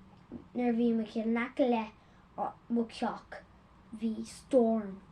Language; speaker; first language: Irish; non-native, local second language; English